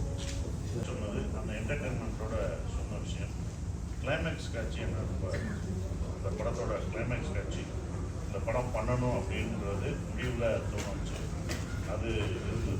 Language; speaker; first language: Tamil; native; Tamil